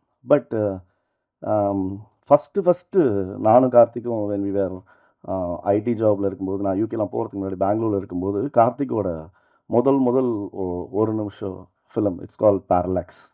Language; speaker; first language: Tamil; native; Tamil